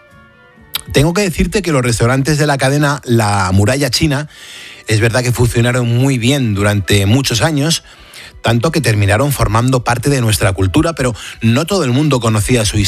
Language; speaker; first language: Spanish; native; Spanish